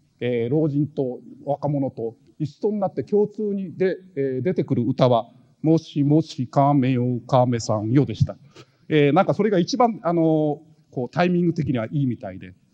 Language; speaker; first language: Japanese; native; Japanese